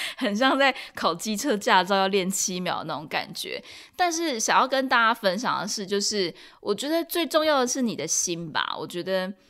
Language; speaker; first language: Chinese; native; Chinese